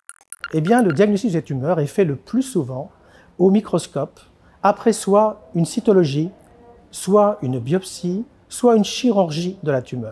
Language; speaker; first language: French; native; French